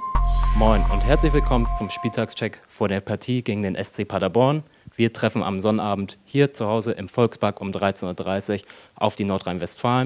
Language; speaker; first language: German; native; German